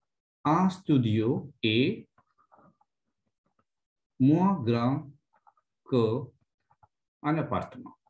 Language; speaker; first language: French; non-native, fluent; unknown